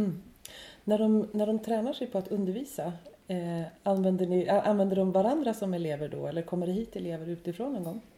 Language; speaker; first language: Swedish; native; Swedish